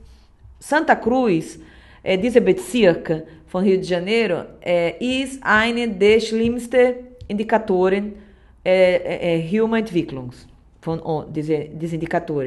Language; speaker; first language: German; non-native, learner; Portuguese